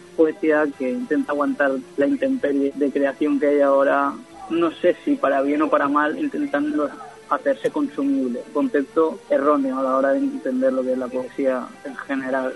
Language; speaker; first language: Spanish; non-native, local second language; Catalan